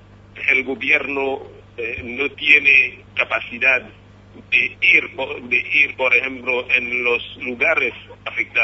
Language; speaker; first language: Spanish; non-native, fluent; Haitian Creole